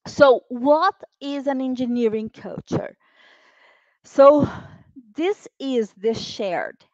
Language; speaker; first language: English; non-native, fluent; Portuguese